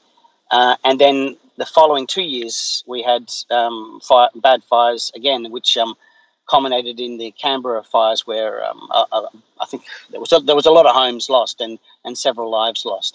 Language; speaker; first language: English; native; English